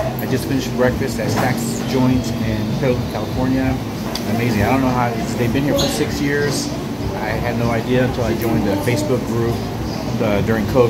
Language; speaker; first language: English; native; English